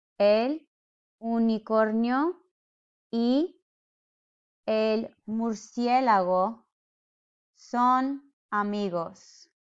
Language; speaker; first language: Spanish; non-native, fluent; English